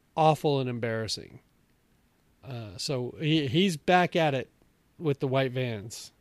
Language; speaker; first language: English; native; English